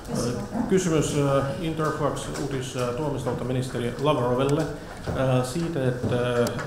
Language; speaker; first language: Finnish; non-native, fluent; Russian